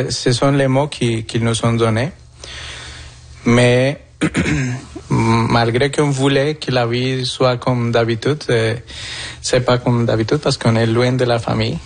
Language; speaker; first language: French; non-native, fluent; Spanish